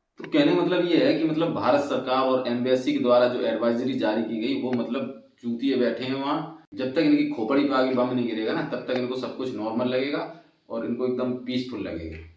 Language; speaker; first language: Hindi; native; Hindi